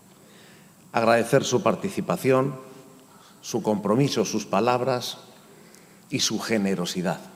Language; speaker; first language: Spanish; native; Spanish